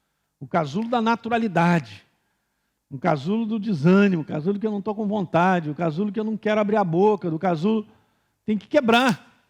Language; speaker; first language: Portuguese; native; Portuguese